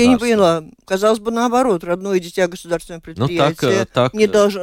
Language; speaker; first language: Russian; native; Russian